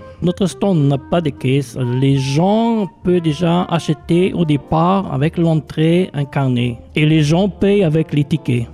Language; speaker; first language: French; non-native, local second language; Luxembourgish